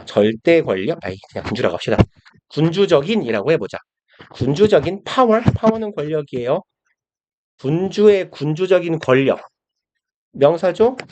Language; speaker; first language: Korean; native; Korean